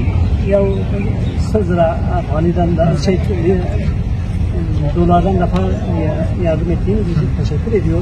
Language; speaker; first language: Turkish; non-native, fluent; Persian